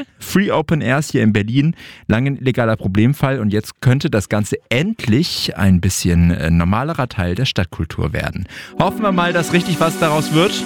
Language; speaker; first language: German; native; German